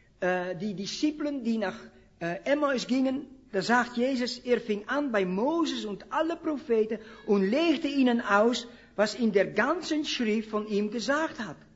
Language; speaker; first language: German; non-native, fluent; Dutch